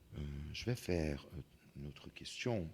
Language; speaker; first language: French; non-native, fluent; Portuguese